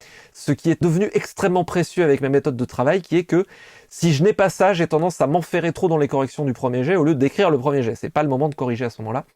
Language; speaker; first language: French; native; French